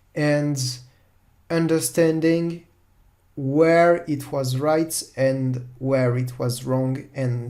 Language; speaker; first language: English; non-native, fluent; French